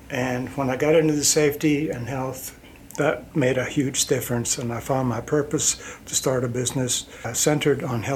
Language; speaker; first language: English; non-native, fluent; Icelandic